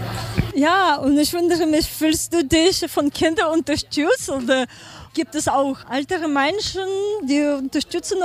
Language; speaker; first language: German; non-native, learner; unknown